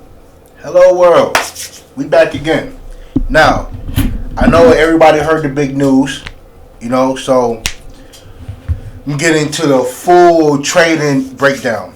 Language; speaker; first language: English; native; English